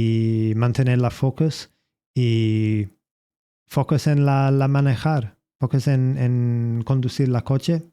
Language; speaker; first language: Spanish; non-native, learner; English